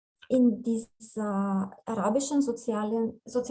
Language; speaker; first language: German; non-native, fluent; Slovenian